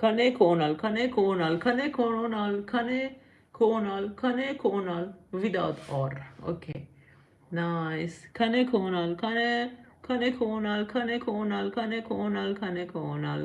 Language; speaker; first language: English; non-native, learner; Persian